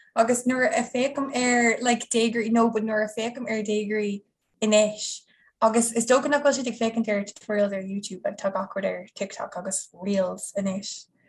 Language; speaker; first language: Irish; non-native, local second language; English